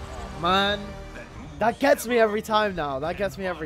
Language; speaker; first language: English; native; English